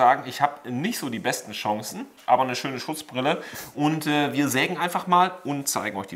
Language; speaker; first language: German; native; German